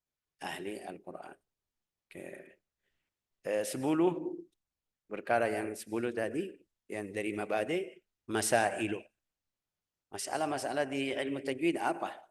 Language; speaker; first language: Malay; non-native, fluent; Arabic